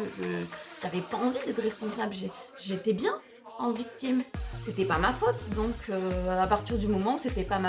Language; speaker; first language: French; native; French